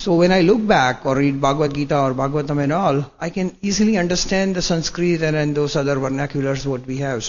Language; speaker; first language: English; non-native, local second language; Gujarati